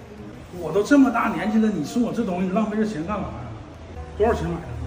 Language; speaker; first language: Chinese; native; Chinese